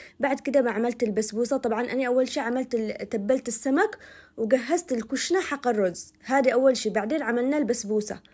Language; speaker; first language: Arabic; native; Arabic